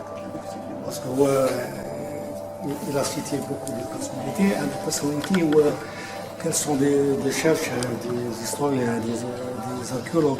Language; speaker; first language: French; non-native, local second language; Arabic